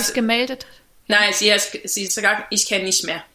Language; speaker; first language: German; non-native, learner; English